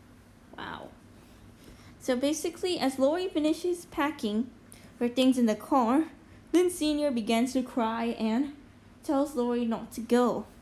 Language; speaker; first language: English; native; English